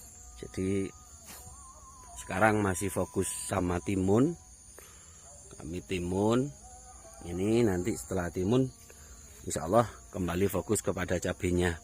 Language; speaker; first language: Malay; non-native, local second language; Javanese